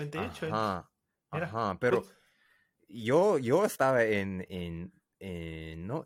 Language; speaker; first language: Spanish; non-native, learner; English